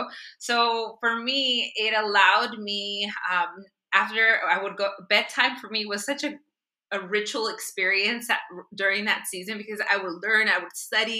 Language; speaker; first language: English; native; English